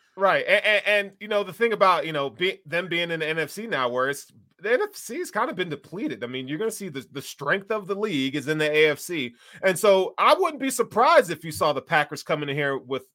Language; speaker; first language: English; native; English